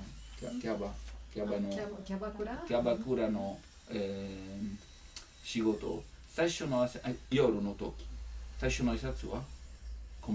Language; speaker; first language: Japanese; non-native, learner; Italian